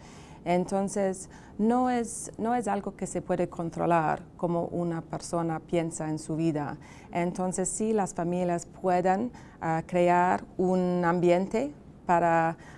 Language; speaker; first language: Spanish; non-native, fluent; English